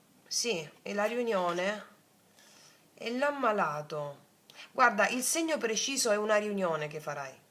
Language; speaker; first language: Italian; native; Italian